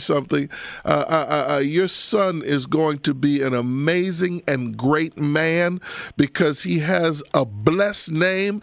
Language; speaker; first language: English; native; English